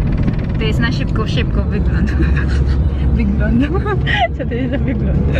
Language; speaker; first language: Polish; non-native, learner; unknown